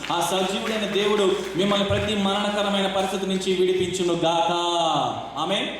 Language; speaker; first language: Telugu; non-native, local second language; Rajasthani